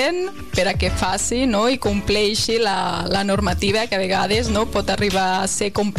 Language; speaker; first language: Catalan; native; Catalan